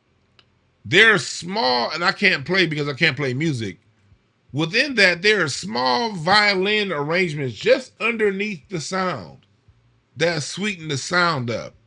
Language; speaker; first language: English; native; English